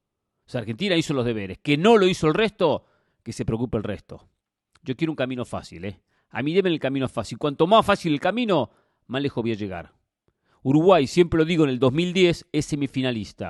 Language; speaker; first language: Spanish; native; Spanish